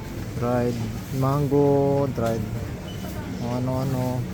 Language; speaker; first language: English; non-native, learner; Filipino